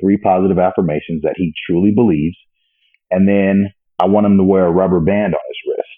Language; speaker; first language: English; native; English